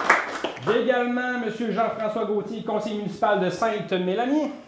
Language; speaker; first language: French; native; French